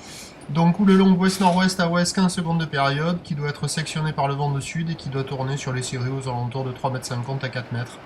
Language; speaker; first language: French; native; French